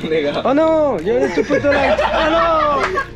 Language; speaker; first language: French; native; French